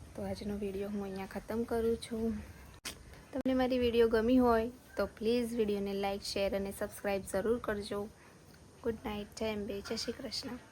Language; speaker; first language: Gujarati; native; Gujarati